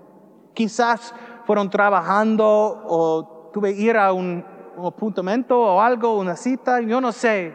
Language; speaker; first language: Spanish; non-native, learner; English